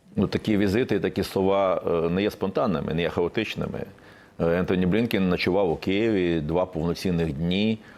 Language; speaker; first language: Ukrainian; non-native, local second language; Russian